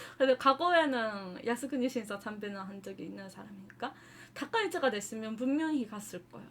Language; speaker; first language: Korean; non-native, fluent; Japanese